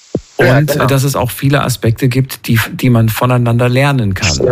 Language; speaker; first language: German; native; German